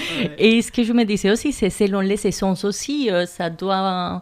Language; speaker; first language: French; non-native, fluent; Spanish